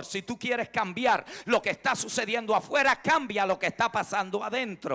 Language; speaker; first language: Spanish; native; Spanish